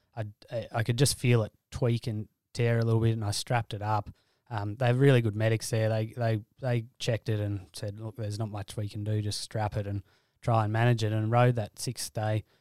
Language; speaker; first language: English; native; English